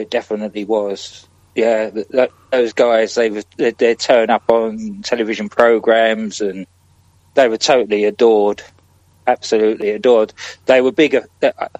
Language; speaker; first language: English; native; English